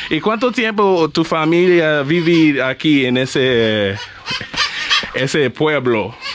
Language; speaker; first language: Spanish; non-native, learner; English